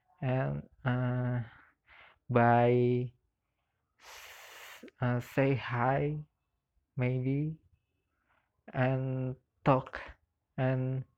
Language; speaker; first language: English; non-native, learner; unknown